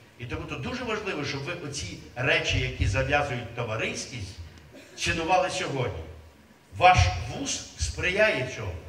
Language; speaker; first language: Ukrainian; native; Ukrainian